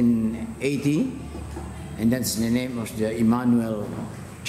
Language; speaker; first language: English; non-native, learner; Indonesian